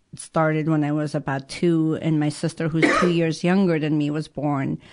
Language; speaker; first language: English; early bilingual, other home language; Persian